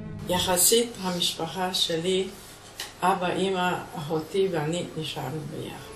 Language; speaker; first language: Hebrew; non-native, fluent; Hungarian